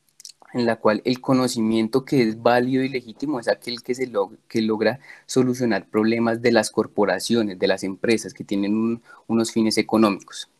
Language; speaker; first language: Spanish; native; Spanish